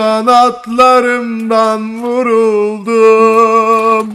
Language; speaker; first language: Turkish; native; Turkish